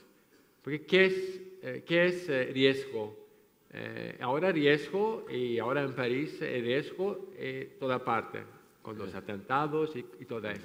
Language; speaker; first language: Spanish; non-native, fluent; French